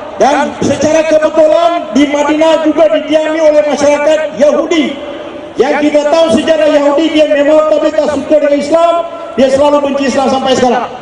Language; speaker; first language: Malay; non-native, local second language; Tamil